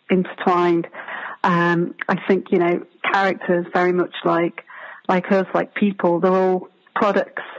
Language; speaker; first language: English; native; English